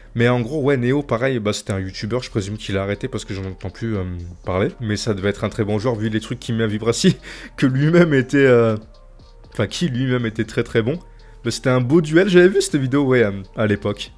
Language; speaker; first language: French; native; French